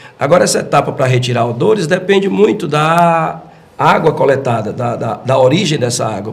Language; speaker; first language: Portuguese; native; Portuguese